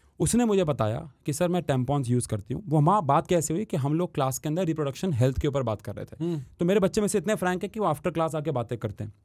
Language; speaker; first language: Hindi; native; Hindi